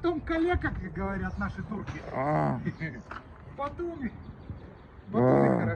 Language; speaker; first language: Russian; native; Russian